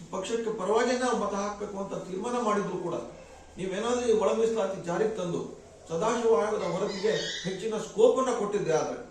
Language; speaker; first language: Kannada; non-native, local second language; Lambadi